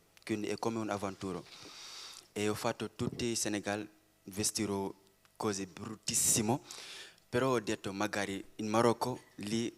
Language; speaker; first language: Italian; non-native, learner; Wolof